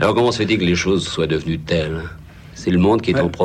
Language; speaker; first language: French; native; French